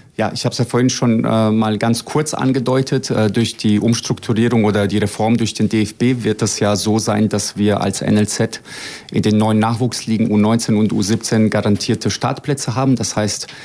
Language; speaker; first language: German; early bilingual, other home language; Bosnian